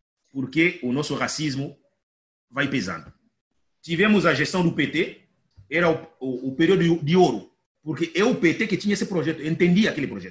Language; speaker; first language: Portuguese; non-native, fluent; Lingala